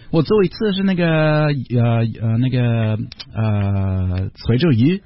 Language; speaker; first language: Chinese; non-native, learner; English